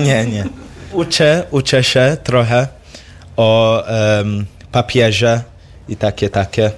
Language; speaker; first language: Polish; early bilingual, heritage; English